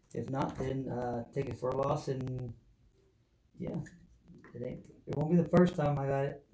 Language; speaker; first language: English; native; English